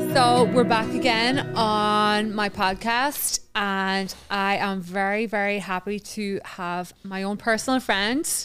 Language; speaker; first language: English; native; English